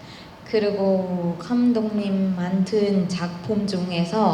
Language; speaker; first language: Korean; non-native, learner; Thai